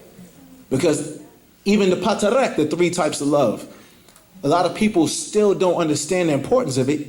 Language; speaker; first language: English; native; English